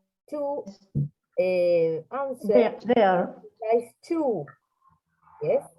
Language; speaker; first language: English; non-native, fluent; Spanish